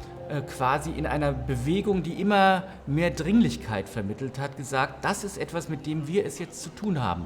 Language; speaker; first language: German; native; German